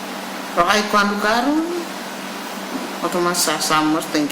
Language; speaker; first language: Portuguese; non-native, local second language; Tetum